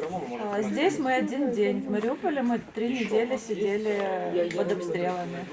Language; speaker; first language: Russian; native; Russian